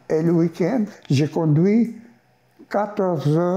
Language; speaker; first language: French; non-native, fluent; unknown